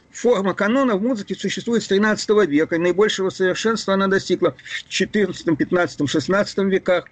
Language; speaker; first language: Russian; native; Russian